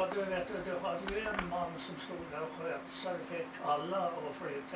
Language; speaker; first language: Swedish; native; Swedish